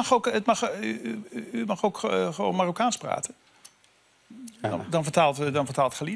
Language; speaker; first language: Dutch; native; Dutch